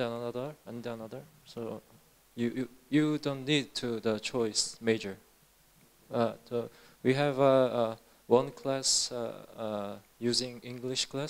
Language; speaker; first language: English; non-native, learner; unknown